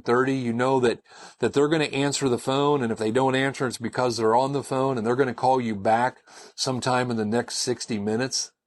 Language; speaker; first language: English; native; English